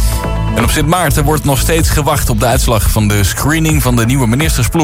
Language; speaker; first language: Dutch; native; Dutch